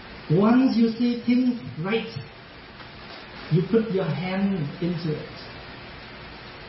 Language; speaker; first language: English; early bilingual, other home language; Vietnamese